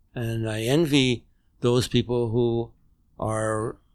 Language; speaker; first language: English; non-native, fluent; German